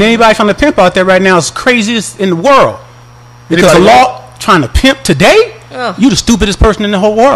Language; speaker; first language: English; native; English